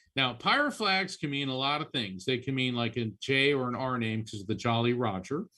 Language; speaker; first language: English; early bilingual, other home language; Italian